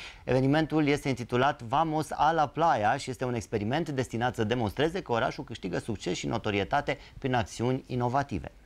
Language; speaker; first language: Romanian; native; Romanian